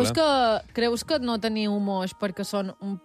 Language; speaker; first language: Catalan; native; Catalan